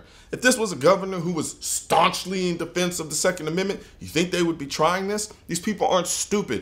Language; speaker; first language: English; native; English